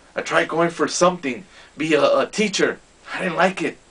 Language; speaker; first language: English; native; English